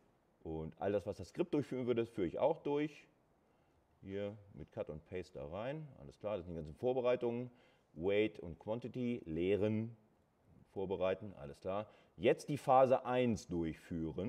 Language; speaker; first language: German; native; German